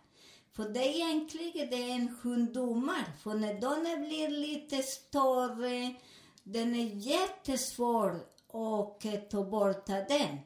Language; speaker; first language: Swedish; non-native, fluent; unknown